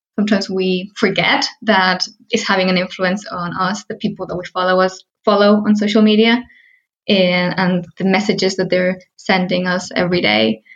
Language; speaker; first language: English; early bilingual, heritage; Spanish